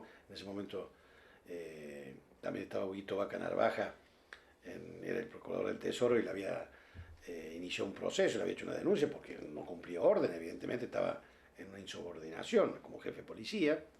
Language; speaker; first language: Spanish; native; Spanish